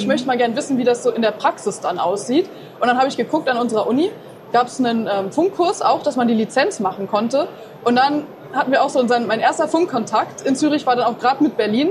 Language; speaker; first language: German; native; German